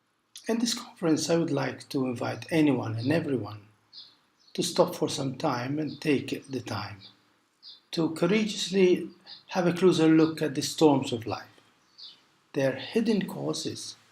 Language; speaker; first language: English; non-native, local second language; Maltese